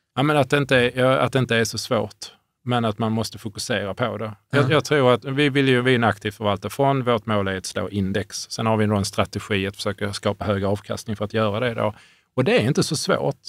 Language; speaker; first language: Swedish; native; Swedish